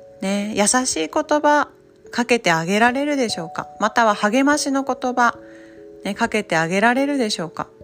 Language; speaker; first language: Japanese; native; Japanese